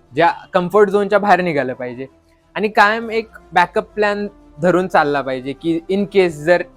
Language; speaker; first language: Marathi; native; Marathi